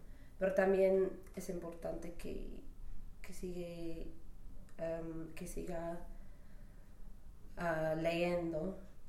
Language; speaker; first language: Spanish; non-native, fluent; English